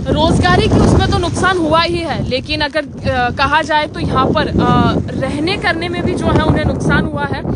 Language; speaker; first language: Hindi; non-native, local second language; Gujarati